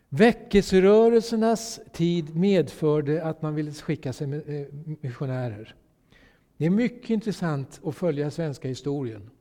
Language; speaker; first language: Swedish; native; Swedish